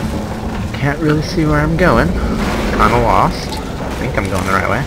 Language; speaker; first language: English; native; English